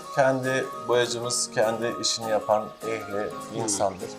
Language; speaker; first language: Turkish; native; Turkish